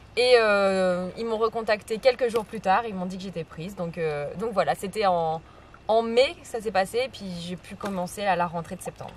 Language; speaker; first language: French; native; French